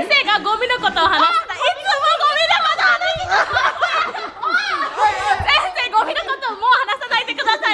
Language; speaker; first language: Japanese; early bilingual, other home language; Filipino